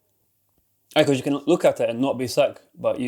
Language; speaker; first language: English; native; English